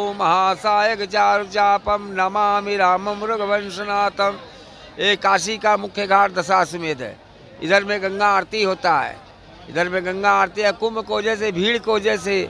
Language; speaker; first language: Hindi; native; Hindi